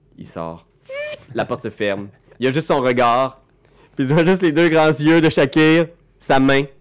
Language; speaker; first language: French; native; French